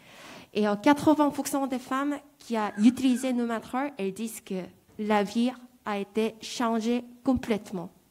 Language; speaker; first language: French; non-native, fluent; Korean